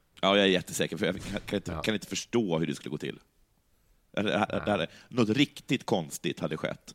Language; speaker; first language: Swedish; native; Swedish